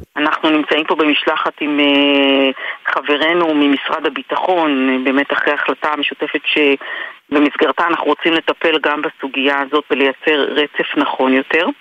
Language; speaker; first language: Hebrew; native; Hebrew